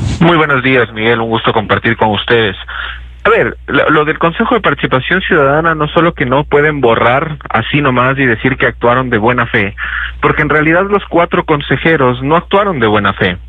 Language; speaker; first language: Spanish; native; Spanish